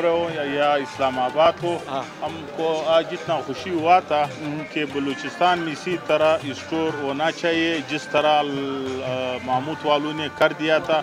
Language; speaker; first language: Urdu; non-native, local second language; Pashto